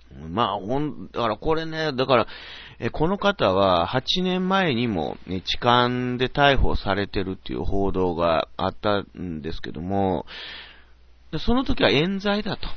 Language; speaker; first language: Japanese; native; Japanese